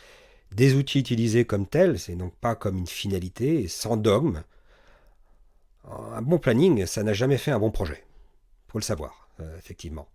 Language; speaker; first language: French; native; French